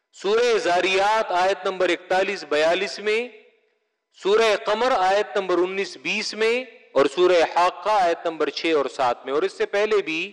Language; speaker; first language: Urdu; non-native, local second language; Pashto